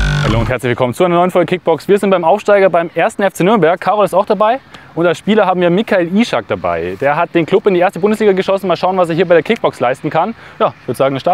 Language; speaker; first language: German; native; German